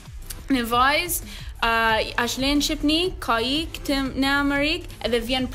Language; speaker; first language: Albanian; early bilingual, heritage; Albanian